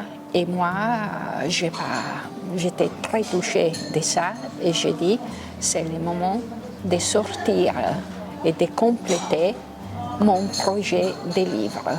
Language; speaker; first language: French; non-native, local second language; Italian